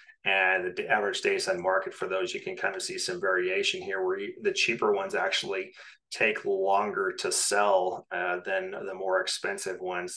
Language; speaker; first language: English; native; English